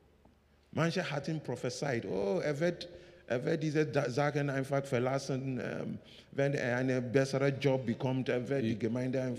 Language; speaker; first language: German; non-native, learner; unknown